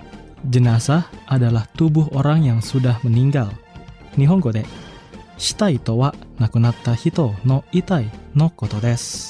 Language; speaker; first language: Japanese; non-native, fluent; Indonesian